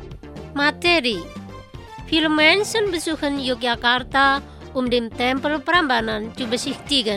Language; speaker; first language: German; non-native, learner; Indonesian